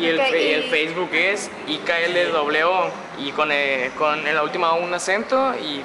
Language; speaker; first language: Spanish; native; Spanish